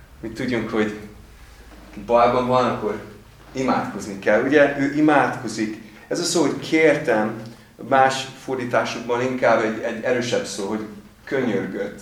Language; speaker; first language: Hungarian; non-native, fluent; English